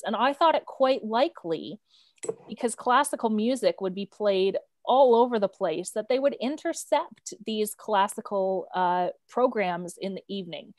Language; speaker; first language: English; native; English